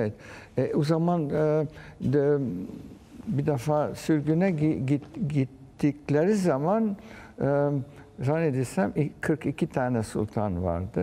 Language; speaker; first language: Turkish; early bilingual, heritage; Turkish